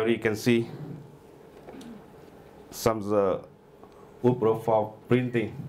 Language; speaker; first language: English; non-native, learner; Vietnamese